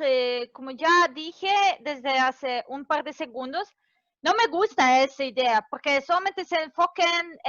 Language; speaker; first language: Spanish; non-native, fluent; Serbian